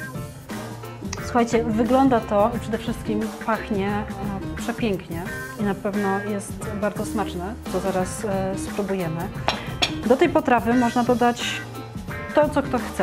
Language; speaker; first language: Polish; native; Polish